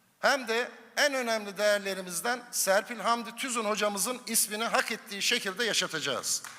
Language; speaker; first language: Turkish; native; Turkish